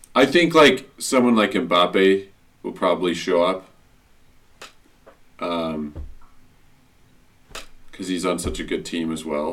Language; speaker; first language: English; native; English